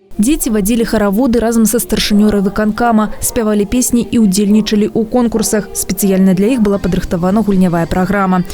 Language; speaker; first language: Belarusian; native; Belarusian